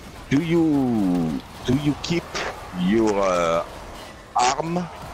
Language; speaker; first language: English; non-native, learner; French